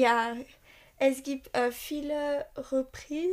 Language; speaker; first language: German; non-native, learner; French